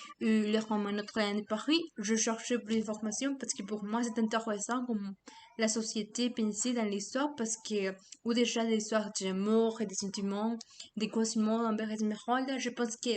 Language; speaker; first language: French; non-native, learner; Spanish